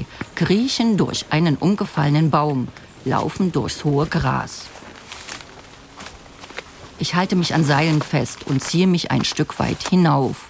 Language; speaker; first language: German; native; German